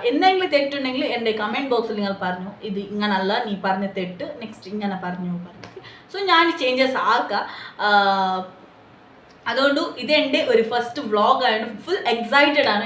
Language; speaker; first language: Malayalam; non-native, local second language; Tulu